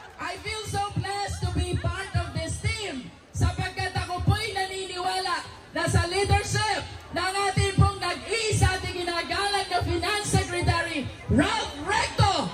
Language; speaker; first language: Filipino; native; Filipino